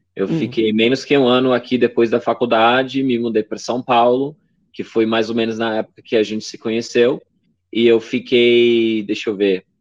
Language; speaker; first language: Portuguese; non-native, fluent; English